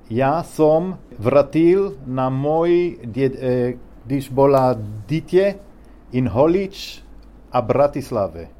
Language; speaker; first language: Czech; non-native, learner; Hebrew